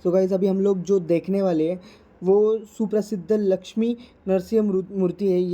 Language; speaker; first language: Hindi; non-native, local second language; Marathi